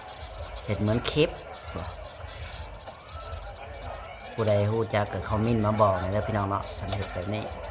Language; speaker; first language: Thai; non-native, local second language; Northeastern Thai